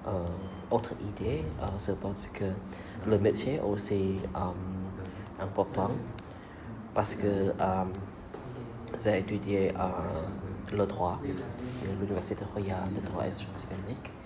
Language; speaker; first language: French; non-native, learner; Vietnamese